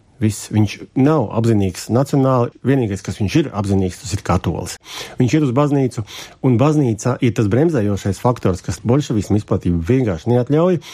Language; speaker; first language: Latvian; native; Latvian